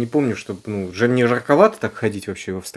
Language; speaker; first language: Russian; native; Russian